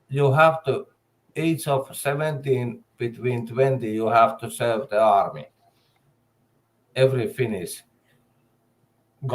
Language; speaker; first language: English; non-native, learner; Finnish